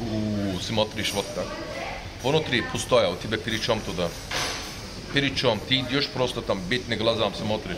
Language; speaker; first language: Russian; non-native, learner; Turkish